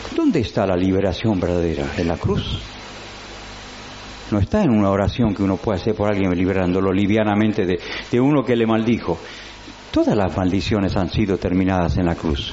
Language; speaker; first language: Spanish; native; Spanish